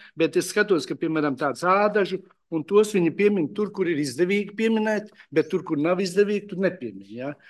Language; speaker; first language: Latvian; native; Latvian